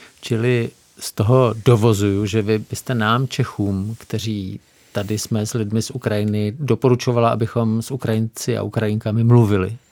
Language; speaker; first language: Czech; native; Czech